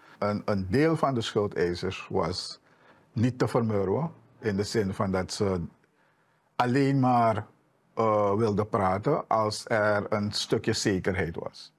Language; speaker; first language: Dutch; native; Dutch